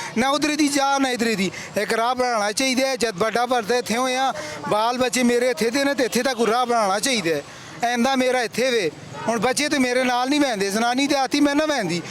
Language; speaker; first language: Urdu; non-native, local second language; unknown